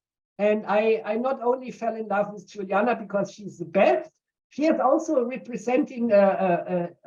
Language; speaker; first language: English; non-native, fluent; German